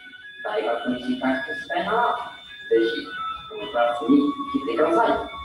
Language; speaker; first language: Japanese; non-native, fluent; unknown